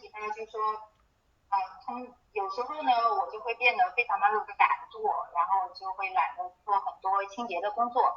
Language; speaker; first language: Chinese; native; Chinese